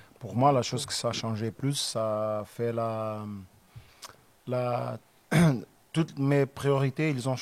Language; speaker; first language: French; non-native, learner; Portuguese